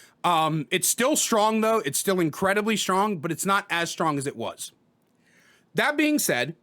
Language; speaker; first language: English; native; English